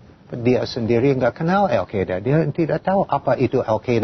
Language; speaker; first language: Indonesian; non-native, fluent; English